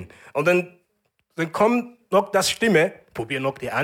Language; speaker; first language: German; non-native, learner; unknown